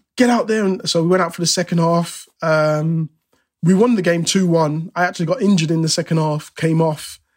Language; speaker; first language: English; native; English